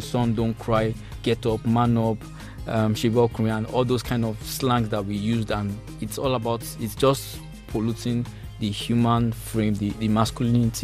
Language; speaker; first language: English; non-native, local second language; Yoruba